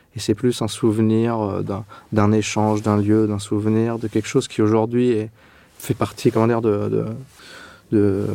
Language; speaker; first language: French; native; French